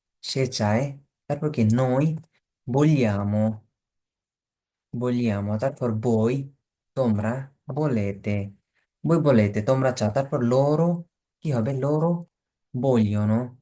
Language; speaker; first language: Italian; non-native, fluent; Bangla